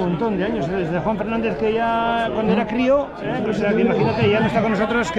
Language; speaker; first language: Spanish; native; Spanish